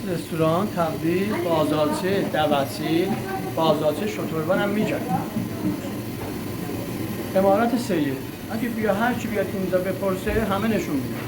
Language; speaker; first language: Persian; non-native, local second language; Azerbaijani